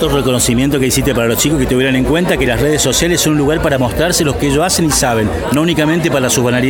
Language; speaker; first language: Spanish; native; Spanish